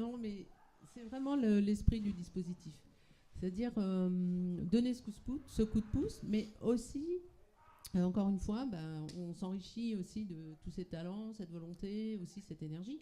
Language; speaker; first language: French; native; French